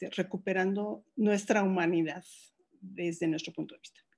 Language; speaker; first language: Spanish; native; Spanish